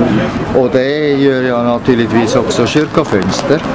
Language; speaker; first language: Swedish; non-native, fluent; German